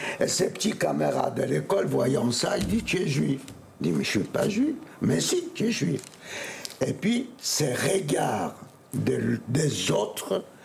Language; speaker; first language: French; non-native, fluent; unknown